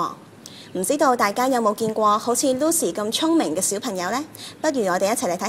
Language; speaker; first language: Chinese; non-native, local second language; Cantonese